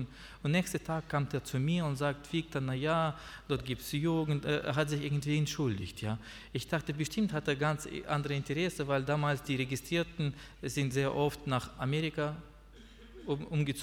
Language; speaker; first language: German; non-native, learner; Russian